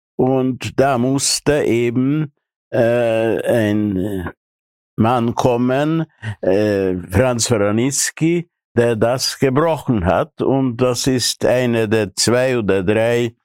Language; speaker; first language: German; non-native, fluent; Hungarian